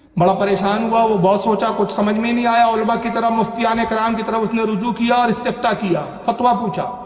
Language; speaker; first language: Urdu; native; Urdu